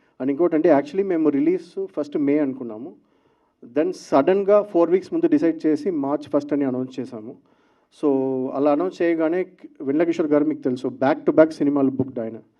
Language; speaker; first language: Telugu; native; Telugu